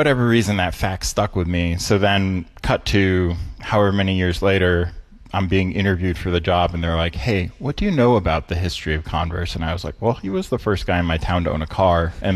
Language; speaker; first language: English; native; English